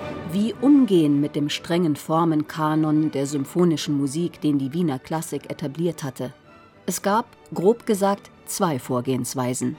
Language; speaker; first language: German; native; German